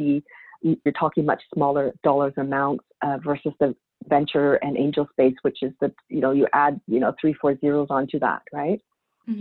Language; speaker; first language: English; native; English